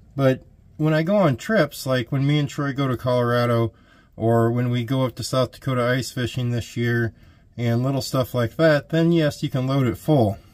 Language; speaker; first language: English; native; English